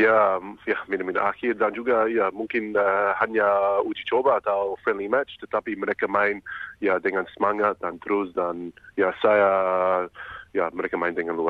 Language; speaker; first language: Indonesian; non-native, fluent; English